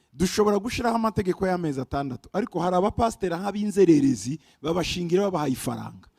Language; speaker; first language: Kinyarwanda; early bilingual, heritage; Kinyarwanda